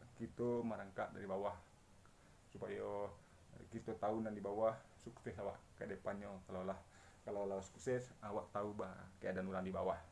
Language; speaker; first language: Malay; non-native, local second language; Minangkabau